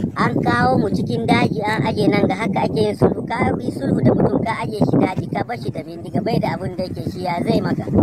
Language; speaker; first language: Hausa; non-native, local second language; Fula